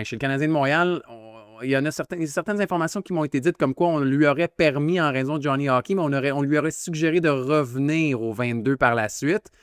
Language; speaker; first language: French; native; French